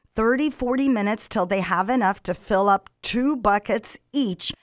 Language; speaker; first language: English; non-native, fluent; Arabic